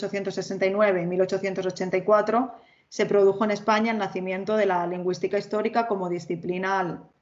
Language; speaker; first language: Spanish; native; Spanish